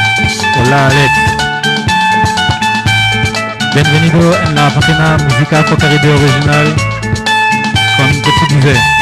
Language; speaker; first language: Spanish; non-native, learner; French